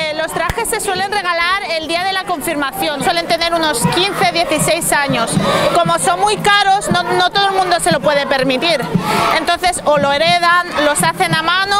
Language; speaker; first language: Spanish; native; Spanish